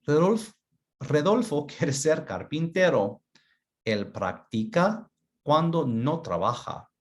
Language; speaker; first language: Spanish; early bilingual, other home language; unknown